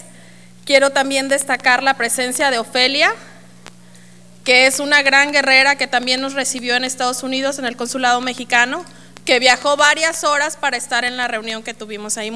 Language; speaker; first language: Spanish; native; Spanish